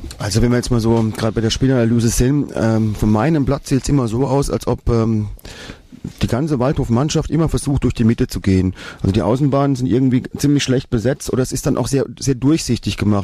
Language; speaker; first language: German; native; German